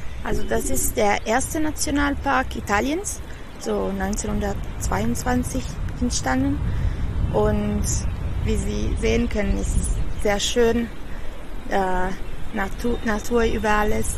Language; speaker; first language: German; non-native, learner; Italian